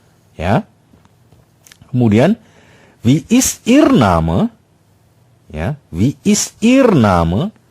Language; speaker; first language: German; non-native, fluent; Indonesian